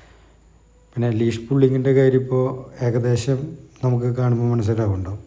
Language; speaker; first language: Malayalam; native; Malayalam